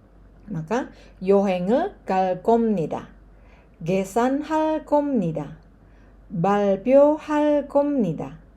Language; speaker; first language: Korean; non-native, fluent; Indonesian